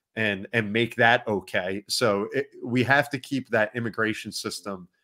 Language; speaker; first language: English; native; English